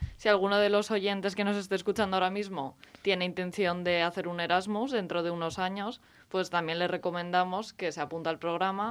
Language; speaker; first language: Spanish; native; Spanish